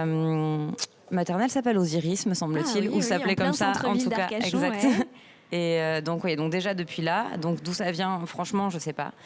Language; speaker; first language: French; native; French